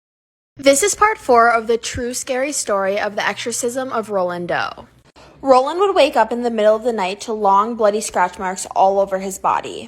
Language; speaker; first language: English; native; English